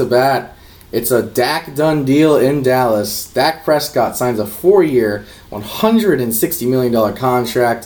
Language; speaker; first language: English; native; English